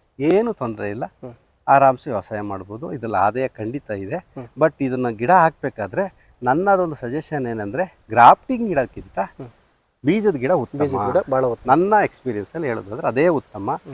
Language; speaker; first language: Kannada; native; Kannada